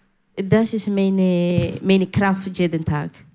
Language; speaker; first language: German; non-native, learner; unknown